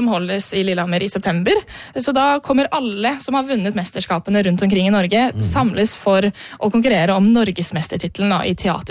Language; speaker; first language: Norwegian; native; Norwegian